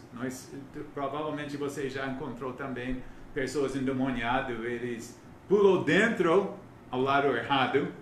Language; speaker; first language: Portuguese; non-native, learner; English